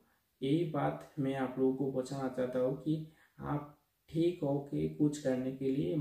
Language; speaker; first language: Hindi; non-native, local second language; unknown